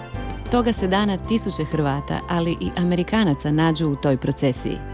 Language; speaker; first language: Croatian; native; Croatian